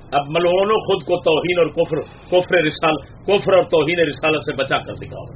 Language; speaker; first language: Urdu; non-native, local second language; Punjabi